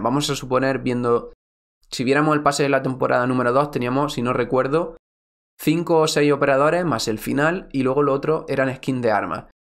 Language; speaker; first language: Spanish; native; Spanish